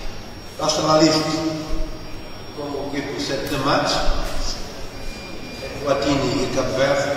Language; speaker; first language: French; non-native, learner; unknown